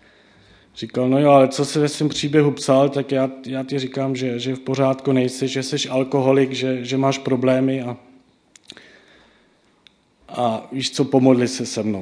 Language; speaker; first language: Czech; non-native, fluent; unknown